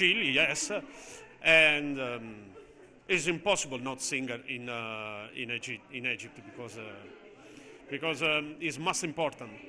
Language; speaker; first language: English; non-native, learner; Italian